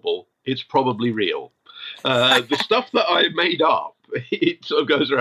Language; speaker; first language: English; native; English